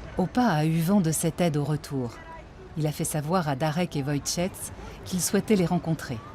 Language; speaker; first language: French; native; French